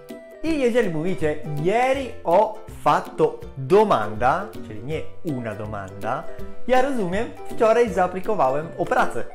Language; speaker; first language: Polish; non-native, fluent; Italian